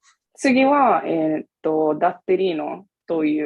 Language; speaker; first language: Japanese; non-native, fluent; Italian